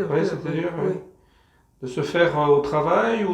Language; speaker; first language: French; native; French